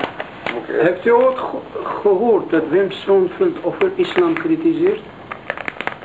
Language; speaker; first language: Dutch; non-native, learner; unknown